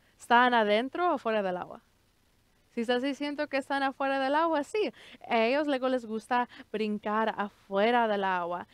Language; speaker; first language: Spanish; early bilingual, heritage; Spanish